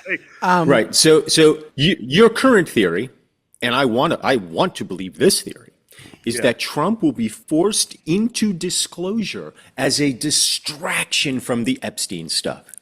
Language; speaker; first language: English; native; English